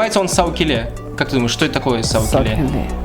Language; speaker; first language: Russian; native; Russian